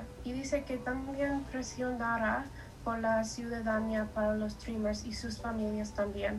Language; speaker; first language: Spanish; non-native, learner; English